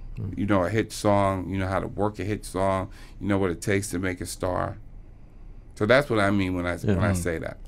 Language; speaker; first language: English; native; English